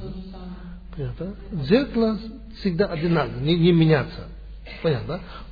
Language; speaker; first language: Russian; non-native, learner; Tibetan